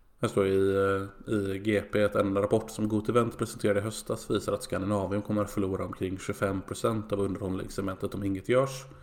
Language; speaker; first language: Swedish; native; Swedish